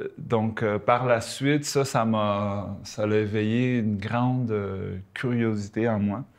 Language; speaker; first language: French; early bilingual, other home language; Spanish